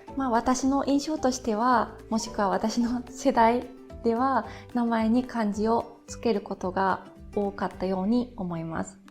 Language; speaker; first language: Japanese; native; Japanese